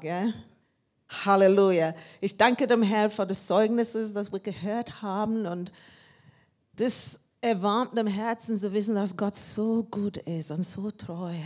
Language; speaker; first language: German; non-native, learner; English